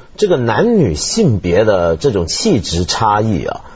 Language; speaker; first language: Chinese; native; Chinese